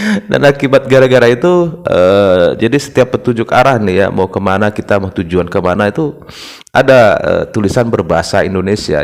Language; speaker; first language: Indonesian; native; Indonesian